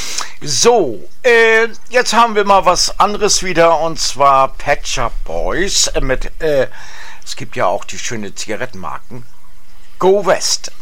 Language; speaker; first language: German; native; German